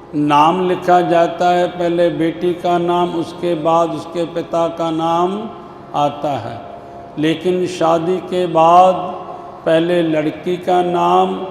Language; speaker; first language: Hindi; non-native, local second language; Punjabi